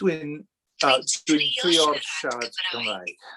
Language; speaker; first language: Welsh; non-native, learner; English